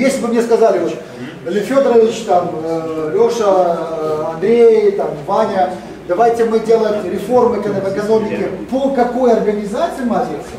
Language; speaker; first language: Russian; native; Russian